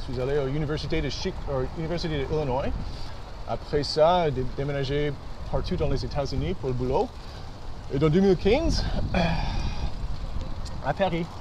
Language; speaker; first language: French; early bilingual, heritage; English